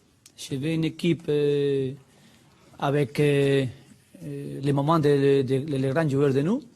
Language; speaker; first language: French; non-native, learner; Spanish